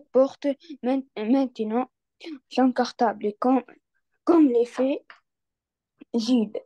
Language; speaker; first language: French; non-native, learner; Arabic